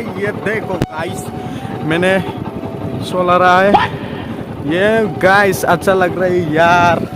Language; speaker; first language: Hindi; non-native, local second language; Bodo